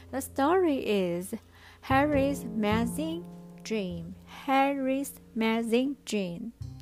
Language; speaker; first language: English; non-native, learner; Chinese